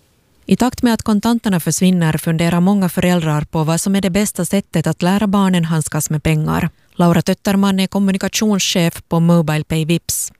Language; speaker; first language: Swedish; native; Swedish